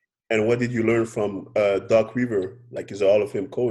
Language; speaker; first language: English; non-native, fluent; French